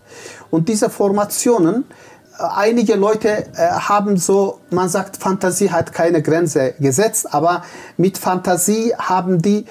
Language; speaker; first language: German; non-native, fluent; Turkish